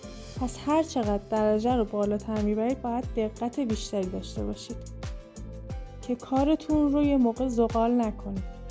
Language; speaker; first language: Persian; native; Persian